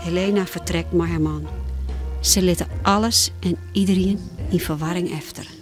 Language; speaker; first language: Dutch; non-native, local second language; Western Frisian